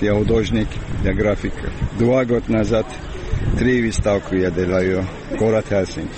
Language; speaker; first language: Russian; non-native, learner; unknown